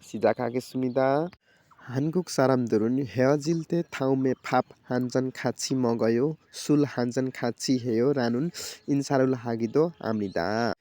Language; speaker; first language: Korean; non-native, learner; Nepali